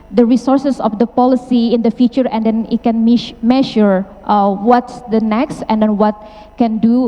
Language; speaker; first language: English; non-native, fluent; Indonesian